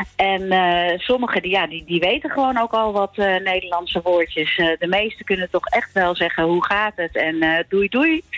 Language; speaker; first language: Dutch; native; Dutch